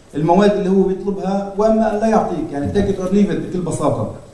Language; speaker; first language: Arabic; native; Arabic